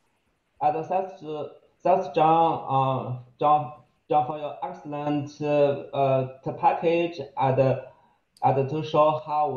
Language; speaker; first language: English; non-native, fluent; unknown